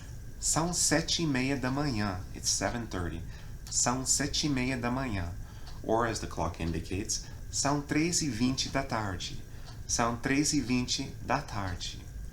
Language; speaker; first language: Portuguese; non-native, fluent; English